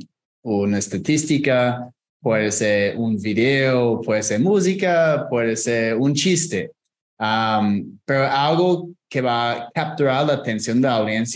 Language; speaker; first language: Spanish; non-native, fluent; English